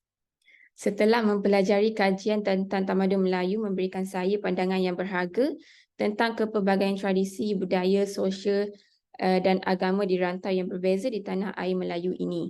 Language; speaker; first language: Malay; native; Malay